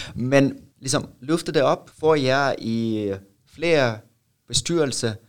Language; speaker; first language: Danish; non-native, fluent; Russian